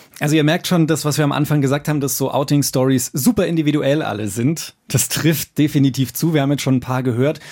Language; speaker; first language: German; native; German